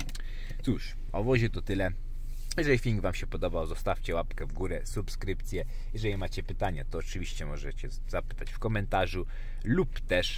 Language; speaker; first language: Polish; native; Polish